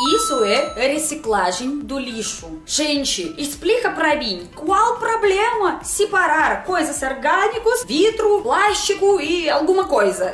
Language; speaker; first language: Portuguese; non-native, learner; Russian